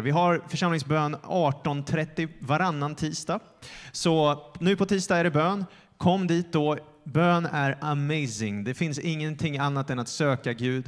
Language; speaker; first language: Swedish; native; Swedish